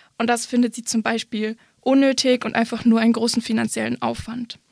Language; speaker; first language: German; native; German